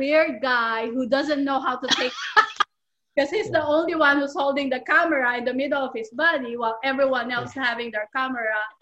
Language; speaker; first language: English; non-native, local second language; Filipino